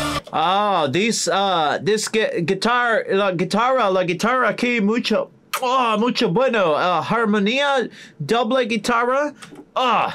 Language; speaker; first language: Spanish; non-native, learner; English